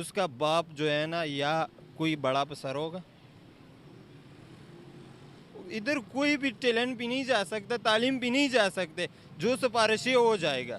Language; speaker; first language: Hindi; non-native, local second language; Pashto